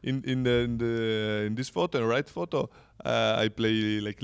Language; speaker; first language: English; non-native, learner; Italian